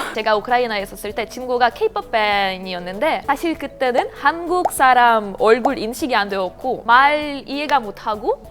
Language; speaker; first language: Korean; non-native, fluent; Ukrainian